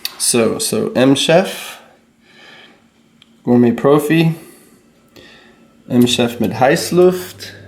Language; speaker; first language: German; non-native, learner; English